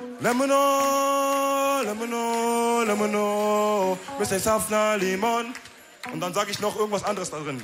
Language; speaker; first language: German; early bilingual, other home language; Wolof